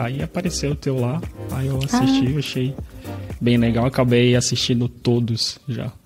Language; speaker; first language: Portuguese; native; Portuguese